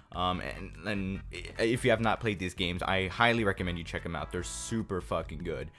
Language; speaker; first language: English; native; English